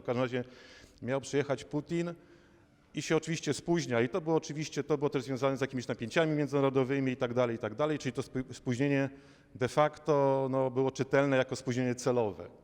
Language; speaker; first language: Polish; native; Polish